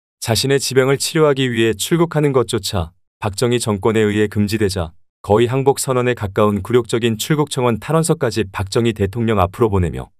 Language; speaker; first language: Korean; native; Korean